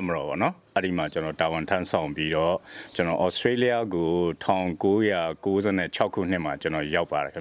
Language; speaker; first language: Burmese; native; Burmese